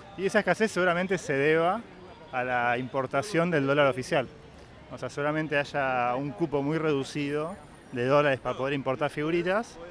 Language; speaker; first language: Spanish; native; Spanish